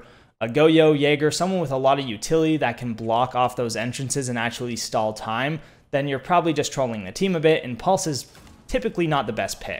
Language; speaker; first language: English; native; English